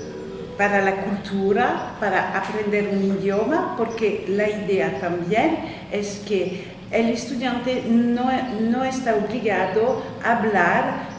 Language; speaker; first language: Spanish; non-native, fluent; French